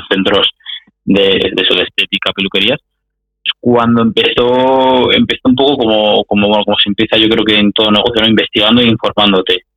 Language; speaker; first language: Spanish; native; Spanish